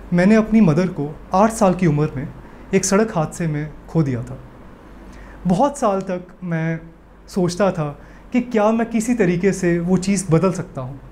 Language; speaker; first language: Hindi; native; Hindi